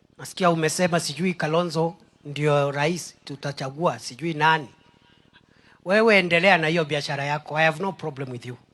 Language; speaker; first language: Swahili; non-native, local second language; Meru